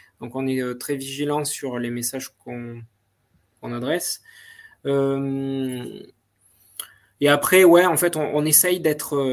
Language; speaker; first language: French; native; French